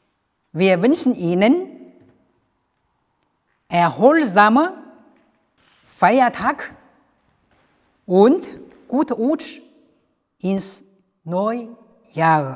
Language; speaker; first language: German; non-native, learner; Chinese